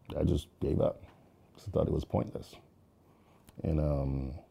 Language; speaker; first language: English; early bilingual, other home language; Jamaican Creole English